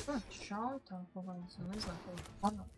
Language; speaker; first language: Latvian; native; Latvian